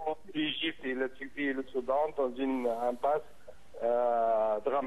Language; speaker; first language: French; non-native, fluent; Arabic